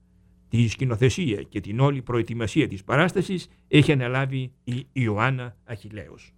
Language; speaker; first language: Greek; native; Greek